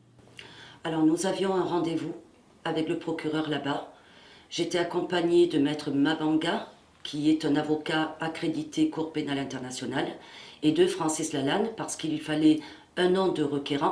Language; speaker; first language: French; native; French